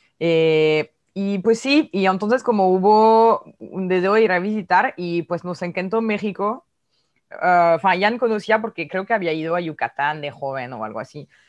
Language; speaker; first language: Spanish; non-native, fluent; French